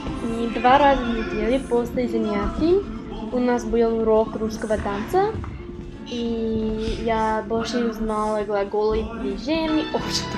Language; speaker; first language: Russian; non-native, learner; English